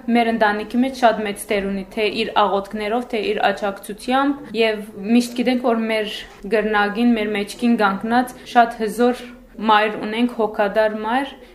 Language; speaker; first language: Armenian; early bilingual, heritage; Armenian